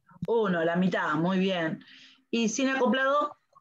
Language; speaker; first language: Spanish; native; Spanish